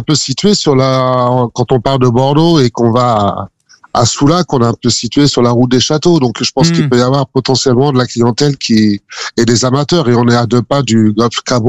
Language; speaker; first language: French; native; French